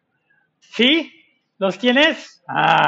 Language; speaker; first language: Spanish; non-native, fluent; English